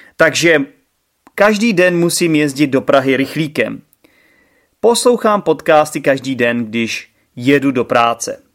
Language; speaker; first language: Czech; native; Czech